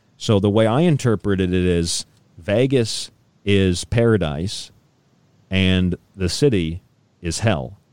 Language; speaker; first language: English; native; English